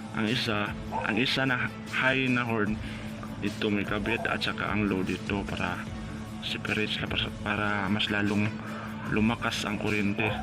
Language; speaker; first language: Filipino; non-native, local second language; Cebuano